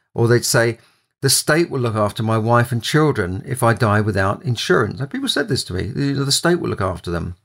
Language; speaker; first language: English; native; English